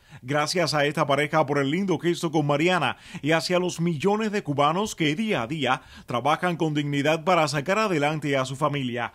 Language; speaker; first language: Spanish; native; Spanish